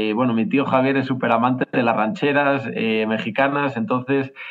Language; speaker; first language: Spanish; native; Spanish